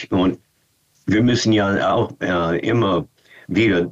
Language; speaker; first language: German; non-native, fluent; English